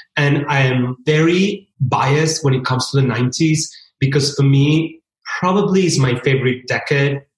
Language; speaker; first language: English; early bilingual, other home language; Spanish